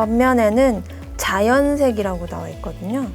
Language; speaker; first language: Korean; native; Korean